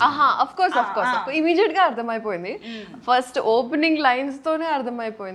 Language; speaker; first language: Telugu; non-native, local second language; Urdu